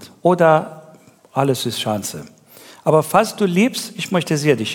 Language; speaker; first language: German; non-native, learner; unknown